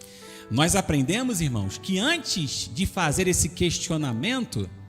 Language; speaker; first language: Portuguese; native; Portuguese